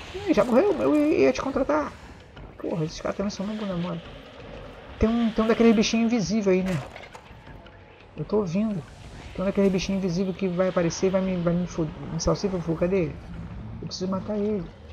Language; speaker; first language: Portuguese; native; Portuguese